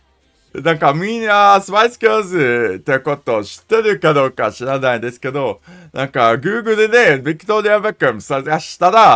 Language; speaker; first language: Japanese; non-native, learner; English